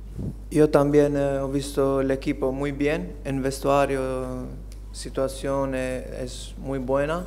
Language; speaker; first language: Spanish; non-native, learner; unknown